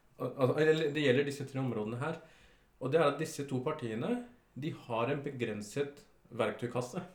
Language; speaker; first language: Norwegian; early bilingual, other home language; Urdu